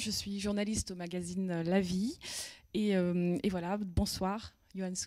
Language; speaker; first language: French; native; French